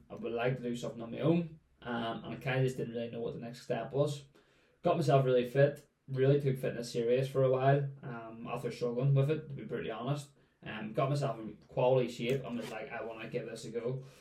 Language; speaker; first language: English; native; English